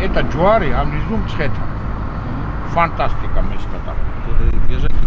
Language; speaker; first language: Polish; non-native, learner; Georgian